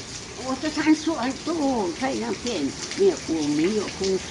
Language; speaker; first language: Chinese; non-native, local second language; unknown